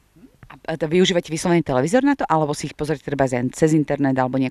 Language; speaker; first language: Slovak; native; Slovak